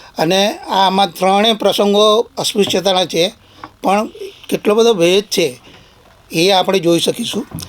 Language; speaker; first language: Gujarati; native; Gujarati